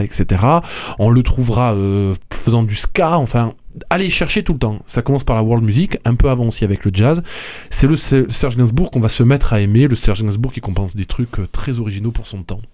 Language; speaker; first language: French; native; French